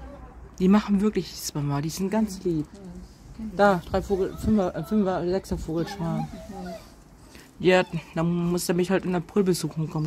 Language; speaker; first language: German; native; German